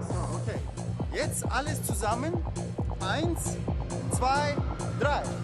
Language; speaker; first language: German; non-native, learner; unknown